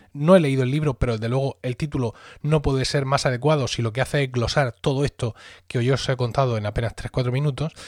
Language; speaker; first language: Spanish; native; Spanish